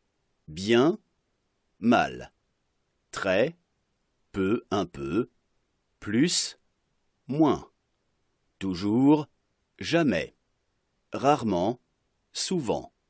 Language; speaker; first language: French; non-native, fluent; Arabic